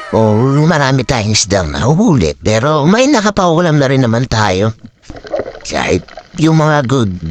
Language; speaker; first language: Filipino; non-native, local second language; Waray